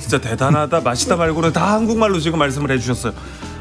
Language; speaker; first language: Korean; native; Korean